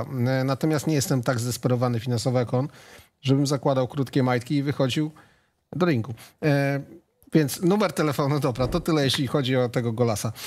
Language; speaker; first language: Polish; native; Polish